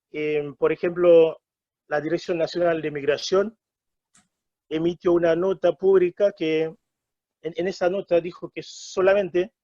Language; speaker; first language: Spanish; non-native, fluent; Haitian Creole